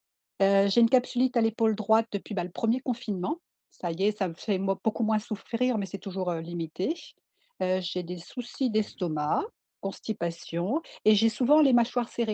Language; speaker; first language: French; native; French